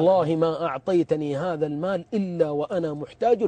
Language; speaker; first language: Arabic; native; Arabic